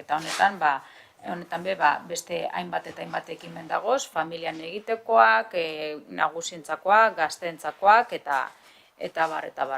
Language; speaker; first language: Basque; native; Basque